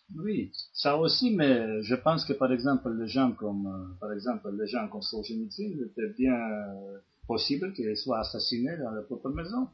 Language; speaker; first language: French; non-native, fluent; Georgian